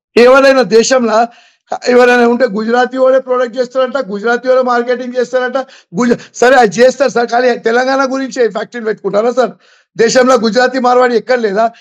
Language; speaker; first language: Telugu; non-native, local second language; Gujarati